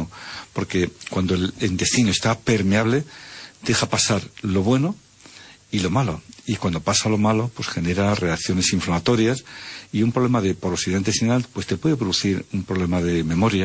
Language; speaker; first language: Spanish; native; Spanish